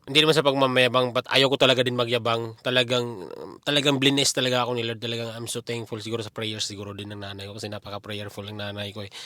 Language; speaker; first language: Filipino; non-native, local second language; Cebuano